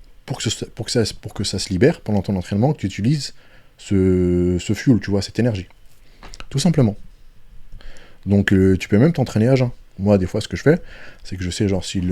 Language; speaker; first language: French; native; French